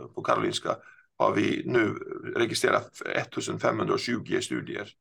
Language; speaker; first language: Swedish; non-native, fluent; Icelandic